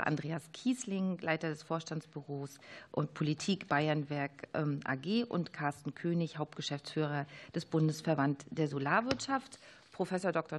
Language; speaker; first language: German; native; German